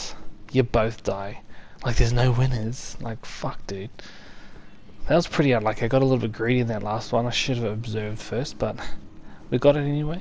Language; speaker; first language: English; native; English